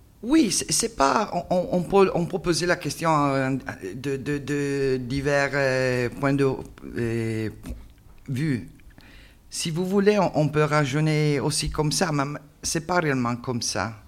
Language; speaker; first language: French; non-native, learner; Italian